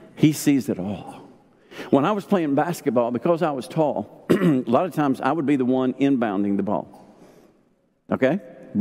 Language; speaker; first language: English; native; English